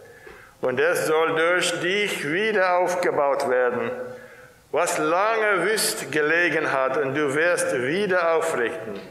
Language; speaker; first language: German; non-native, fluent; English